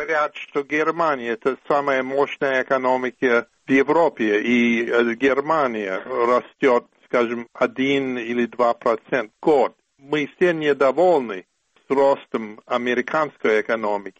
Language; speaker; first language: Russian; non-native, fluent; English